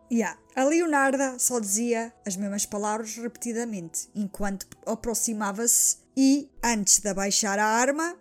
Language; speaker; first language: Portuguese; early bilingual, heritage; Portuguese